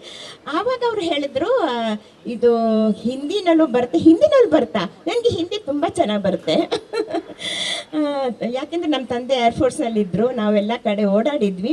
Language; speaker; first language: Kannada; non-native, local second language; Malayalam